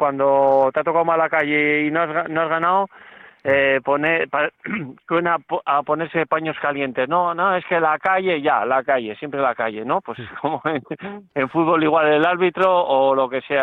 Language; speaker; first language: Spanish; native; Spanish